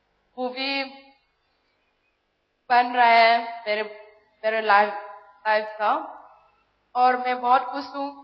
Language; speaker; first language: Hindi; non-native, local second language; Manipuri